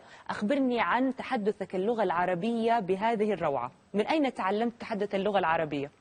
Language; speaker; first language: Arabic; native; Arabic